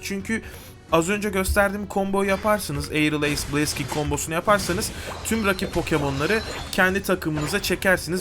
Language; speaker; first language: Turkish; native; Turkish